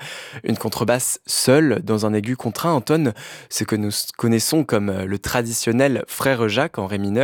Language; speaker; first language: French; native; French